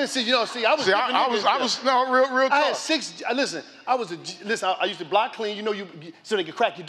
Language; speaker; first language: English; native; English